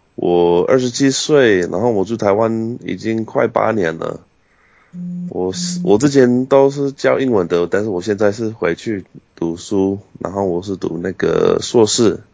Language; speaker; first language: Chinese; non-native, fluent; English